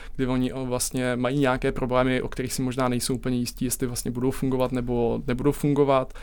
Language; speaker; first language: Czech; native; Czech